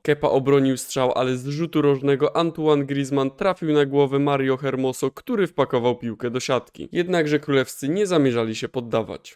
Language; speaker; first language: Polish; native; Polish